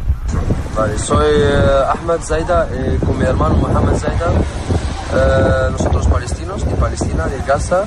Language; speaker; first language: Spanish; non-native, learner; Arabic